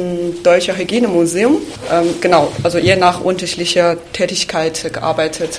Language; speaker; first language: German; non-native, fluent; Chinese